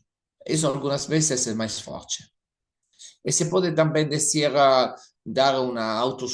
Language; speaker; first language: Portuguese; non-native, learner; Italian